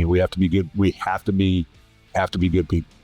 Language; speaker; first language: English; native; English